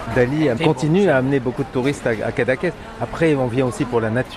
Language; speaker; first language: French; native; French